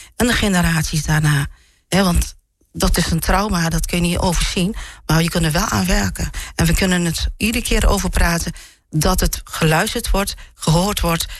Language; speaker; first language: Dutch; early bilingual, other home language; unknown